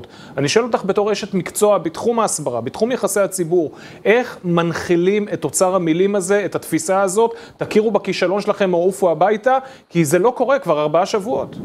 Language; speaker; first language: Hebrew; native; Hebrew